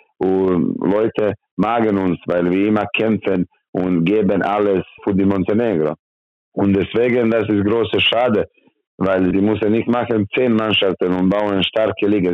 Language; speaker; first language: German; non-native, learner; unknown